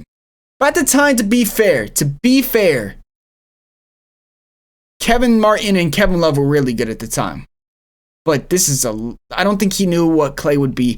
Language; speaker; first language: English; native; English